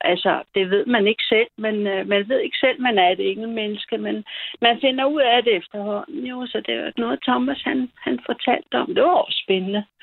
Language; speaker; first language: Danish; early bilingual, other home language; German